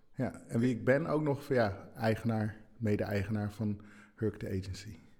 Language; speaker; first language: Dutch; early bilingual, other home language; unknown